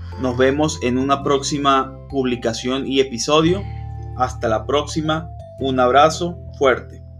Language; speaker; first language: Spanish; native; Spanish